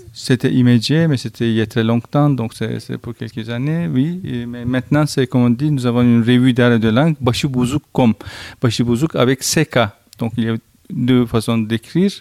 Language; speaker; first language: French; non-native, fluent; Turkish